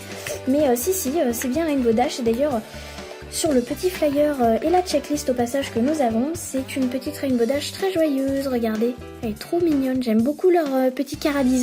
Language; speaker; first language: French; native; French